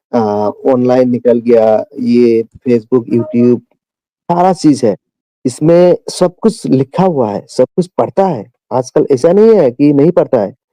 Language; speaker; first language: Hindi; non-native, local second language; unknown